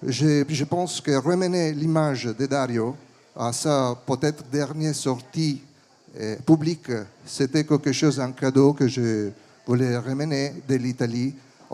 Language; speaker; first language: French; non-native, fluent; Italian